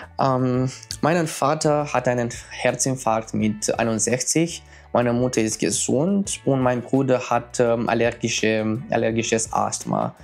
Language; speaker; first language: German; non-native, fluent; Romanian